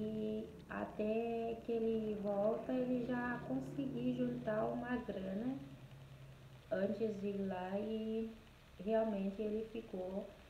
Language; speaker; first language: Portuguese; non-native, fluent; Haitian Creole